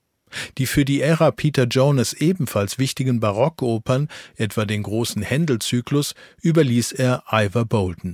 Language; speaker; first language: German; native; German